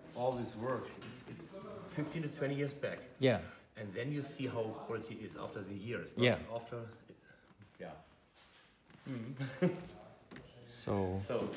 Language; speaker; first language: English; non-native, fluent; German